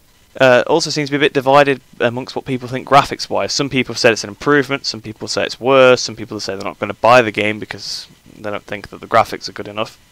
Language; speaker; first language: English; native; English